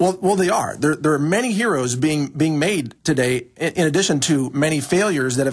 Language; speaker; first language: English; native; English